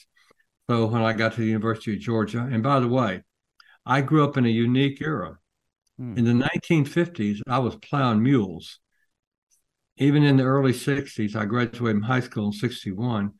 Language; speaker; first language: English; native; English